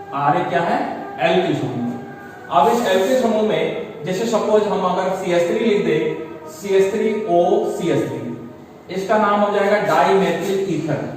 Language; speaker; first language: Hindi; native; Hindi